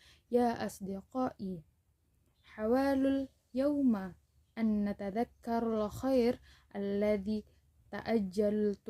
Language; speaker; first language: Arabic; non-native, learner; Indonesian